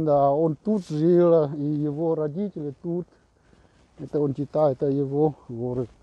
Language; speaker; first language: Russian; non-native, learner; Vietnamese